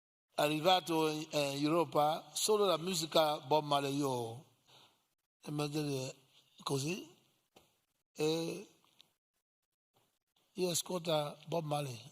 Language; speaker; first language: Italian; non-native, learner; English